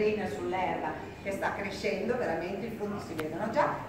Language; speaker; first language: Italian; native; Italian